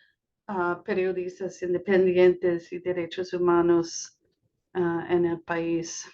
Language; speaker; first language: Spanish; non-native, fluent; English